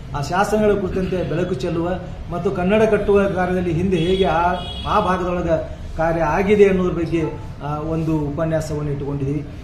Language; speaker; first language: Kannada; native; Kannada